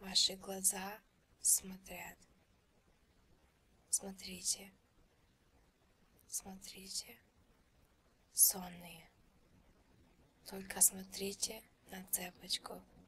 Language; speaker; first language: Russian; early bilingual, heritage; Russian